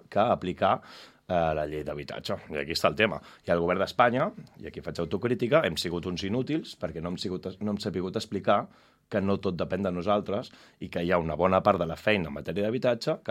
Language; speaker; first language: Catalan; native; Catalan